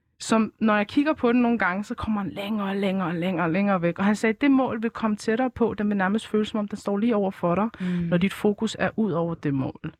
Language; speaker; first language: Danish; early bilingual, other home language; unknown